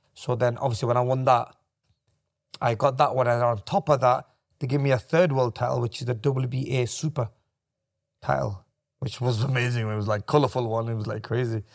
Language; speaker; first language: English; native; English